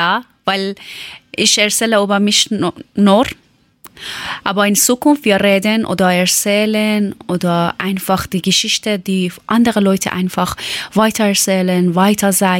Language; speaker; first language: German; non-native, learner; Persian